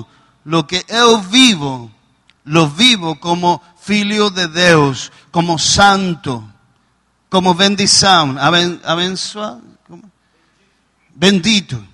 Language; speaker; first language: Portuguese; non-native, learner; Spanish